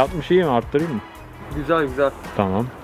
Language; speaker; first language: Turkish; native; Turkish